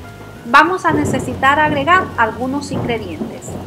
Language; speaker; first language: Spanish; native; Spanish